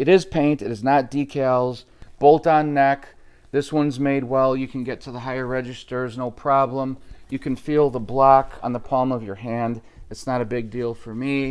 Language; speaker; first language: English; native; English